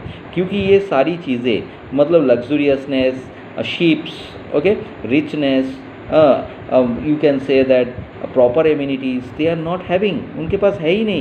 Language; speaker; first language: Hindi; native; Hindi